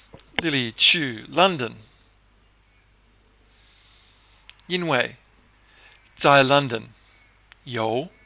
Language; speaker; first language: Chinese; non-native, fluent; English